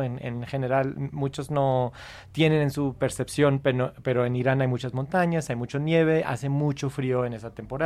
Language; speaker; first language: Spanish; non-native, fluent; English